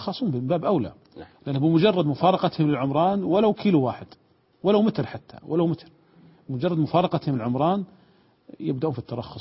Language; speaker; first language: Arabic; native; Arabic